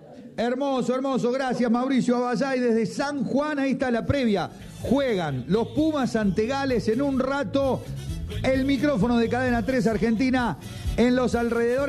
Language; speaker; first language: Spanish; native; Spanish